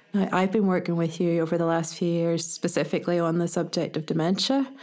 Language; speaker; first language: English; native; English